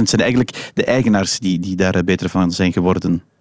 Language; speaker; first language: Dutch; native; Dutch